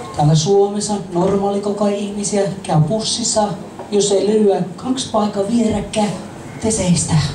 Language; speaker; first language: Finnish; non-native, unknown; English